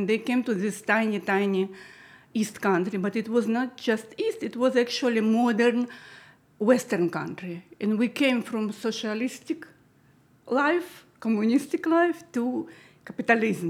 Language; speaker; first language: English; non-native, learner; Russian